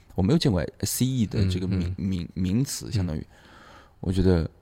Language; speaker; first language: Chinese; native; Chinese